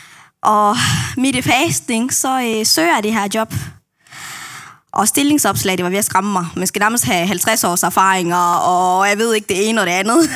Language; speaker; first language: Danish; non-native, local second language; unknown